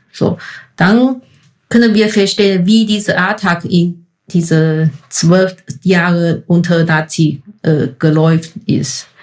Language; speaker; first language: German; non-native, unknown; Chinese